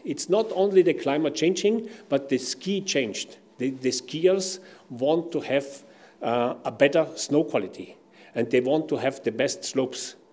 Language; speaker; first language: English; non-native, fluent; German